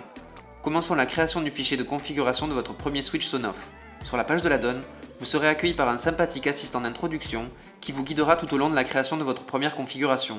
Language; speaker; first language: French; native; French